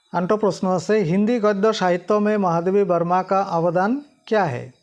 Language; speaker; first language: Hindi; non-native, local second language; Assamese